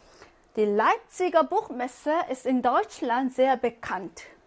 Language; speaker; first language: German; non-native, fluent; Korean